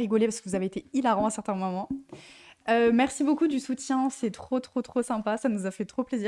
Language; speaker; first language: French; native; French